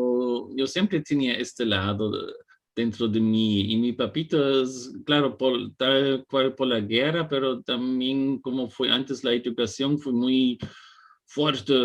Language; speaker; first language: Spanish; non-native, fluent; German